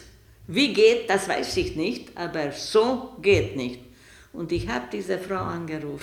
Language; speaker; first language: German; non-native, learner; Hungarian